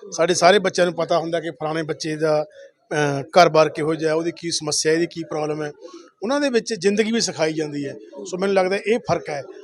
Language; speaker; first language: Punjabi; native; Punjabi